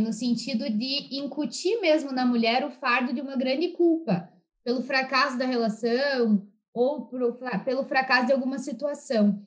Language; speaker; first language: Portuguese; native; Portuguese